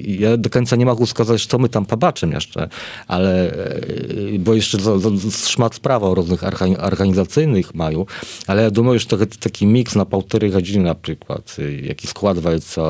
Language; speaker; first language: Polish; non-native, learner; Belarusian